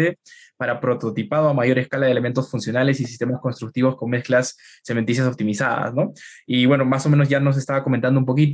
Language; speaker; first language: Spanish; native; Spanish